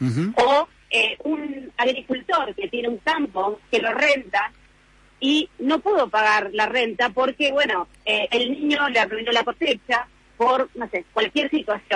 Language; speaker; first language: Spanish; native; Spanish